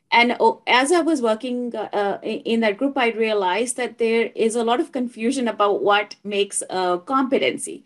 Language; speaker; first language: English; non-native, local second language; Hindi